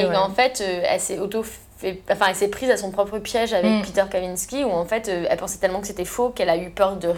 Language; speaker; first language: French; native; French